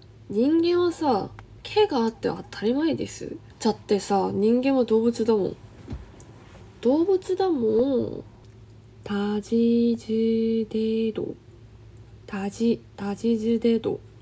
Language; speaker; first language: Japanese; non-native, fluent; Korean